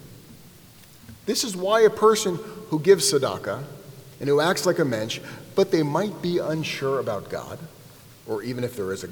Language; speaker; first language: English; native; English